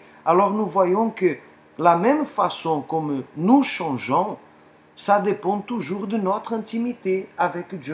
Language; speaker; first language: French; non-native, fluent; Portuguese